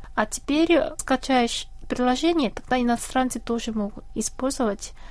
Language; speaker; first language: Russian; non-native, fluent; Korean